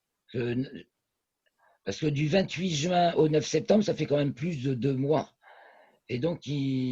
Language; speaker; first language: French; native; French